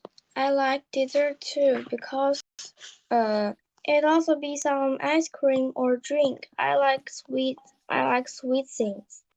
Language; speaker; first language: English; non-native, learner; Chinese